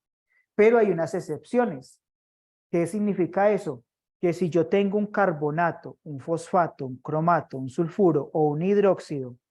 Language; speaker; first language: Spanish; native; Spanish